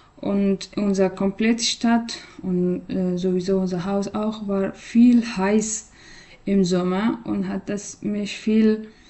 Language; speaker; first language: German; non-native, learner; Persian